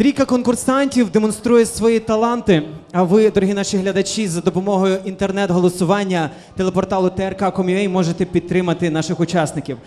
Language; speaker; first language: Ukrainian; native; Ukrainian